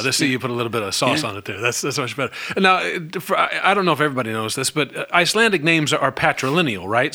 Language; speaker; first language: English; native; English